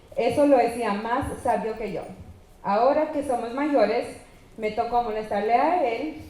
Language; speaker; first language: Spanish; early bilingual, other home language; English